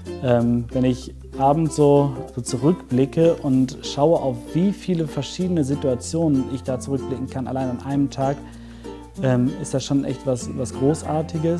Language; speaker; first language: German; native; German